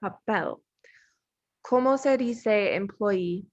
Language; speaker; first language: Spanish; non-native, learner; English